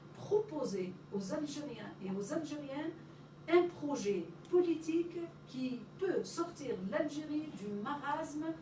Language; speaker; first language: French; non-native, local second language; Arabic